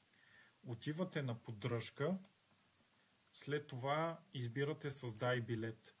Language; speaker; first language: Bulgarian; native; Bulgarian